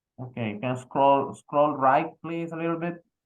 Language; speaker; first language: English; non-native, fluent; Spanish